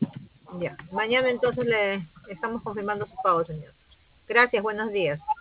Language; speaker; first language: Spanish; native; Spanish